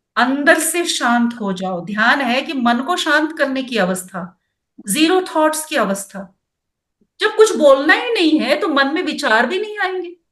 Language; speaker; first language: Hindi; non-native, local second language; Kannada